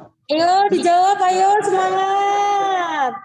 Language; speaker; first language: Indonesian; native; Indonesian